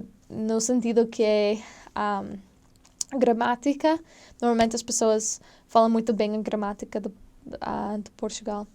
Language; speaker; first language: Portuguese; non-native, fluent; English